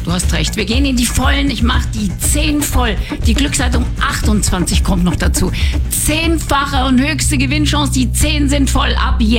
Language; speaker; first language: German; native; German